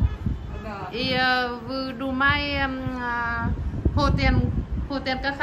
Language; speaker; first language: Russian; non-native, learner; Vietnamese